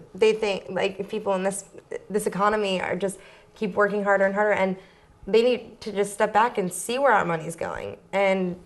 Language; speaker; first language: English; native; English